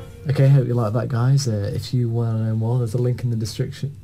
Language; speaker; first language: English; native; English